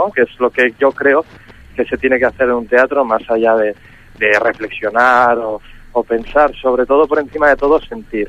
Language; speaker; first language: Spanish; native; Spanish